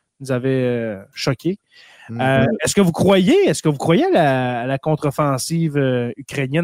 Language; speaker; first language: French; native; French